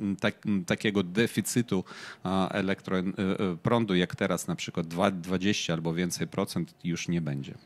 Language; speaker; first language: Polish; non-native, fluent; Ukrainian